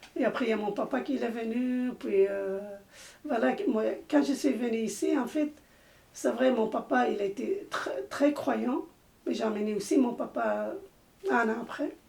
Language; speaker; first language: French; non-native, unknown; Arabic